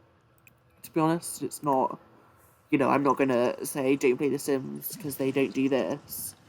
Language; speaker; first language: English; native; English